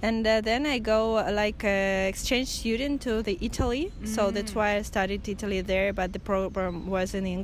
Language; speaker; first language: English; non-native, fluent; Russian